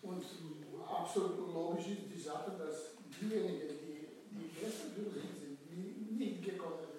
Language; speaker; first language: German; non-native, fluent; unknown